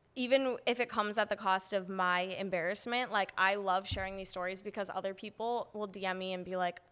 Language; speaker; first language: English; native; English